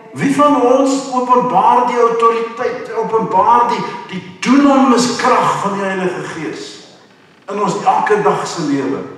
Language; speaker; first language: Afrikaans; non-native, local second language; English